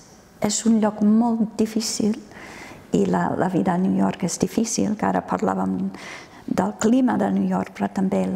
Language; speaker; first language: Catalan; non-native, fluent; English